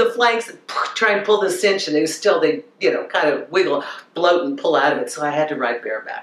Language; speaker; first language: English; native; English